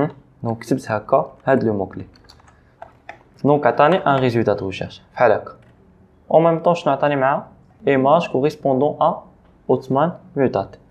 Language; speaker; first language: Arabic; native; Arabic